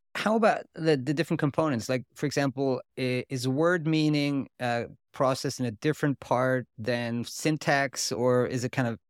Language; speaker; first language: English; non-native, fluent; German